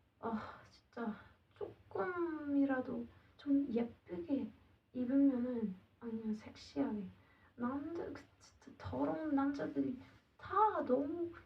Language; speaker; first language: Korean; non-native, learner; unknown